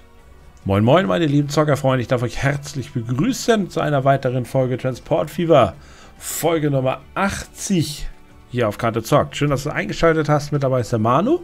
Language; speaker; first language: German; native; German